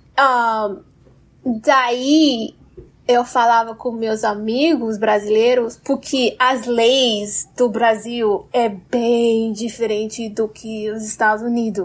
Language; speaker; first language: Portuguese; non-native, fluent; English